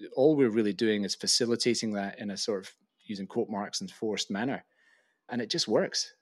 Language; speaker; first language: English; native; English